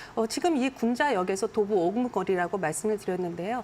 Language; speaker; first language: Korean; native; Korean